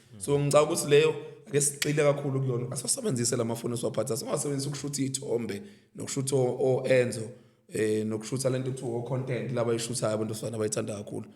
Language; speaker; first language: Zulu; native; Zulu